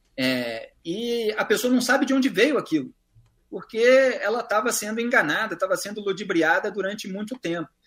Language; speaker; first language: Portuguese; native; Portuguese